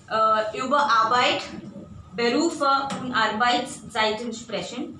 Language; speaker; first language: German; non-native, fluent; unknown